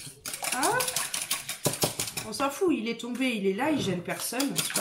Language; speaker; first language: French; native; French